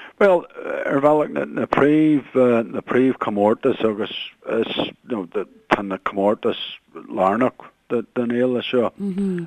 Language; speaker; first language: Irish; non-native, local second language; English